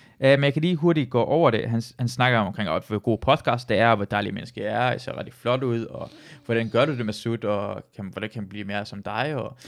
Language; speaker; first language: Danish; early bilingual, other home language; Persian